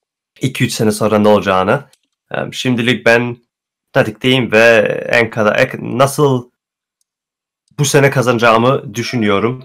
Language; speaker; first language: Turkish; early bilingual, heritage; Turkish